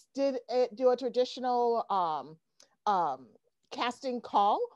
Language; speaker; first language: English; native; English